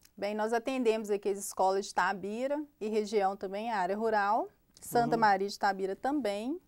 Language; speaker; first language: Portuguese; native; Portuguese